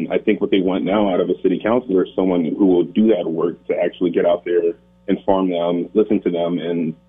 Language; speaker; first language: English; native; English